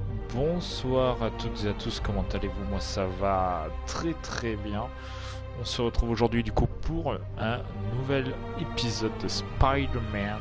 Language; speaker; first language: French; native; French